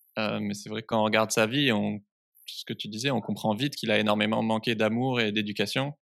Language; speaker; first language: French; native; French